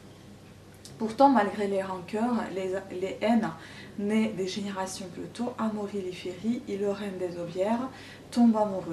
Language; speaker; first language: French; non-native, fluent; Russian